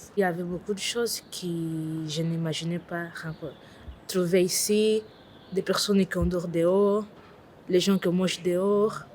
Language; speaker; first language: French; non-native, learner; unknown